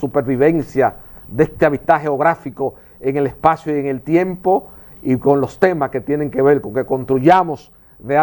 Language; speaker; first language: Spanish; native; Spanish